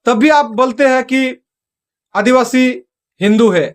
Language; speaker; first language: Hindi; non-native, local second language; Santali